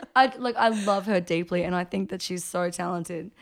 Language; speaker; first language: English; early bilingual, other home language; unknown